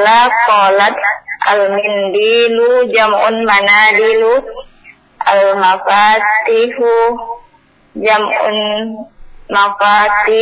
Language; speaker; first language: Arabic; non-native, learner; Indonesian